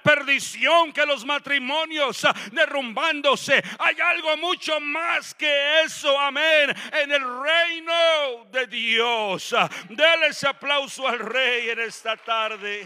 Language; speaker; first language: Spanish; native; Spanish